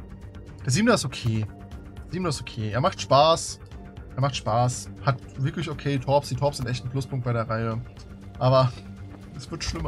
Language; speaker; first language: German; native; German